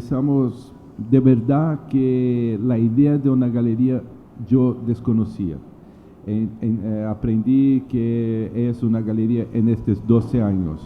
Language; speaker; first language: Spanish; non-native, learner; Portuguese